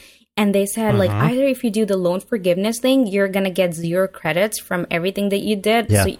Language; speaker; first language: English; non-native, local second language; Urdu